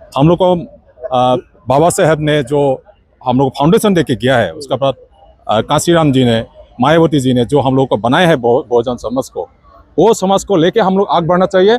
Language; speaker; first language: Hindi; non-native, local second language; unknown